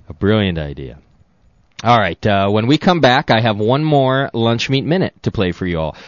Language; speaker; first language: English; native; English